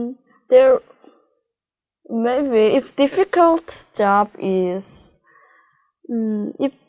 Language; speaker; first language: English; non-native, learner; Korean